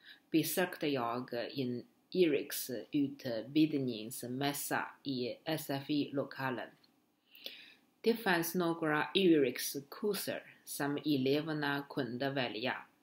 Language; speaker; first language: Swedish; non-native, fluent; Chinese